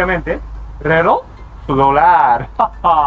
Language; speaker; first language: Spanish; non-native, learner; Japanese